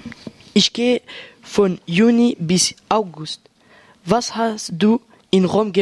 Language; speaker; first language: German; non-native, learner; French